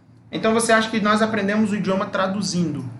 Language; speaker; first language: Portuguese; non-native, fluent; Spanish